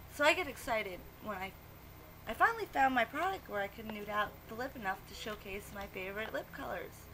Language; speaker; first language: English; native; English